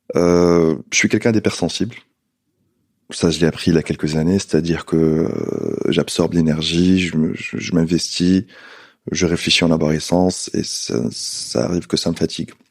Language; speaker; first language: French; non-native, local second language; Arabic